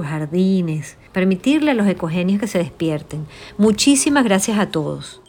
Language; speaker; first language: Spanish; native; Spanish